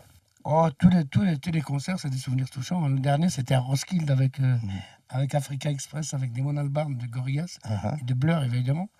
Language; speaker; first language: French; early bilingual, other home language; Arabic